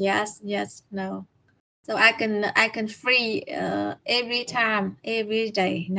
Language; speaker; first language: English; non-native, learner; Vietnamese